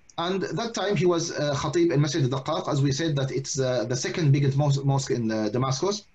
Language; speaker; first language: English; non-native, fluent; Arabic